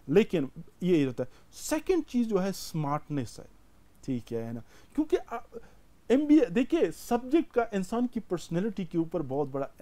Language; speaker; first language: Urdu; non-native, local second language; Pashto